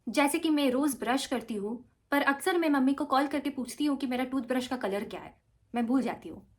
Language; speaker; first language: Hindi; non-native, local second language; Bangla